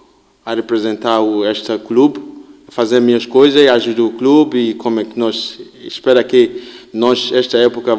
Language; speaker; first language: Portuguese; non-native, learner; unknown